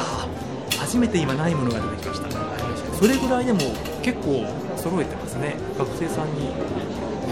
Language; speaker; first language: Japanese; native; Japanese